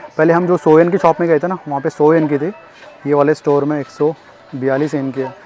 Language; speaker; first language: Hindi; native; Hindi